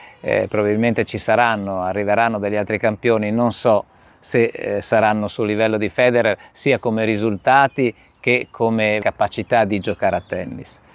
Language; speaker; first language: Italian; native; Italian